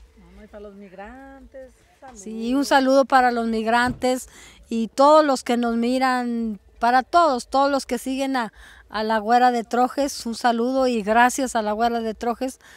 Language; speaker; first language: Spanish; native; Spanish